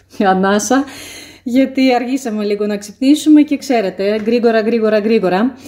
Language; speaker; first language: Greek; native; Greek